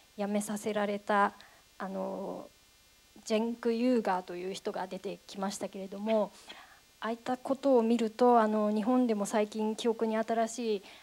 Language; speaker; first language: Japanese; native; Japanese